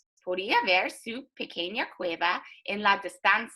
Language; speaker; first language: Spanish; non-native, fluent; English